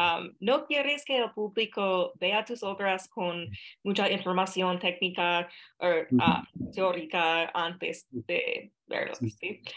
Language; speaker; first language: Spanish; non-native, fluent; English